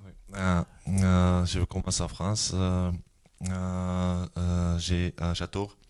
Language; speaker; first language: French; non-native, learner; Georgian